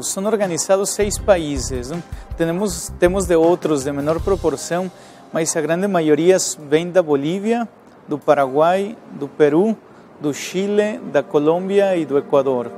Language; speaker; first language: Portuguese; non-native, fluent; Spanish